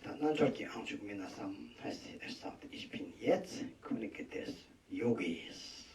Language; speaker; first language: German; non-native, learner; Tibetan